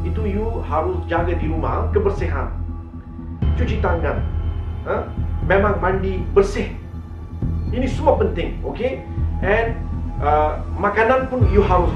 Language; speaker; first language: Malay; non-native, learner; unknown